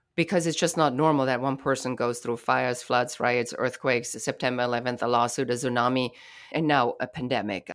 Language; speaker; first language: English; non-native, fluent; German